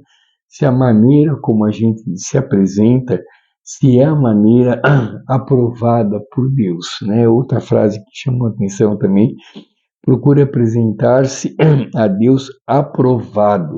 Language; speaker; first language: Portuguese; native; Portuguese